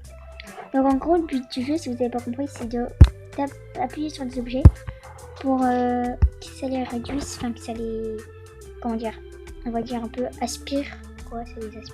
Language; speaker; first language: French; native; French